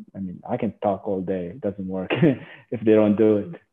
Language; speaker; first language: English; non-native, fluent; Arabic